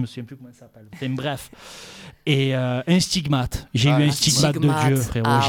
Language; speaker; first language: French; native; French